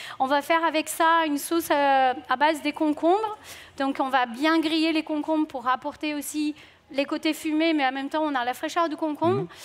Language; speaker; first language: French; non-native, fluent; Portuguese